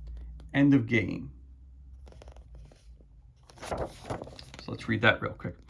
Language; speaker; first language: English; native; English